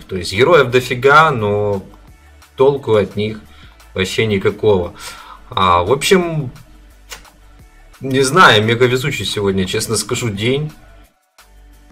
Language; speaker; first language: Russian; native; Russian